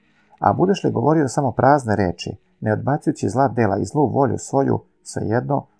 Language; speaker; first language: Serbian; native; Serbian